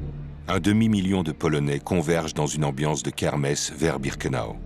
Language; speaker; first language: French; native; French